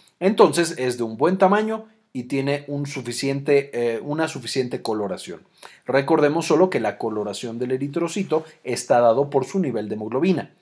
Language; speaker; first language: Spanish; native; Spanish